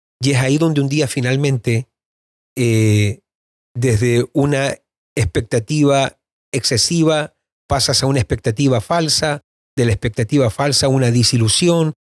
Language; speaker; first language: Spanish; native; Spanish